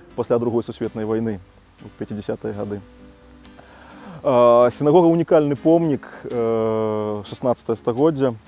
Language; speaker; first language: Belarusian; native; Belarusian